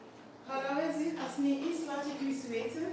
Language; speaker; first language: Dutch; non-native, learner; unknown